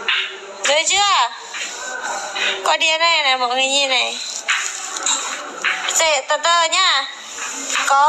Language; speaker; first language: Vietnamese; non-native, learner; Javanese